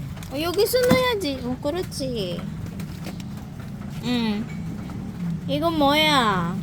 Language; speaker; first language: Korean; non-native, fluent; Filipino